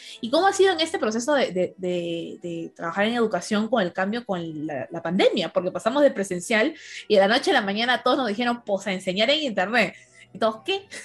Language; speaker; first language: Spanish; native; Spanish